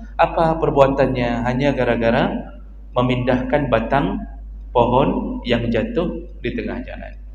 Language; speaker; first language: Malay; non-native, local second language; Achinese